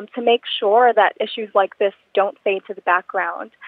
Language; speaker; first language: English; non-native, local second language; Filipino